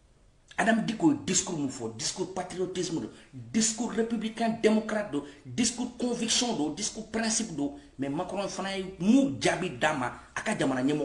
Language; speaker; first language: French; non-native, local second language; Bambara